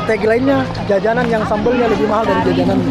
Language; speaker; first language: Indonesian; native; Indonesian